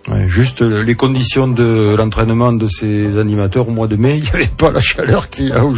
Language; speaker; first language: French; native; French